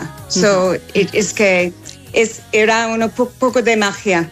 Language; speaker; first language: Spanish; non-native, fluent; English